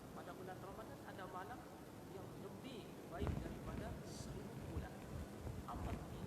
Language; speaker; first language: Indonesian; non-native, local second language; Madurese